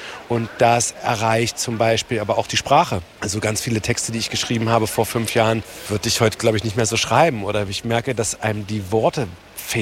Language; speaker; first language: German; native; German